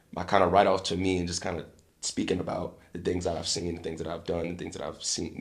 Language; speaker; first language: English; native; English